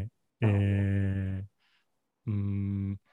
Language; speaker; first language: Japanese; non-native, learner; English